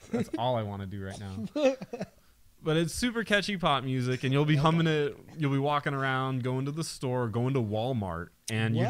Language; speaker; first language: English; native; English